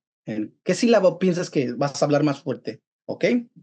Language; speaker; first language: Spanish; early bilingual, heritage; Spanish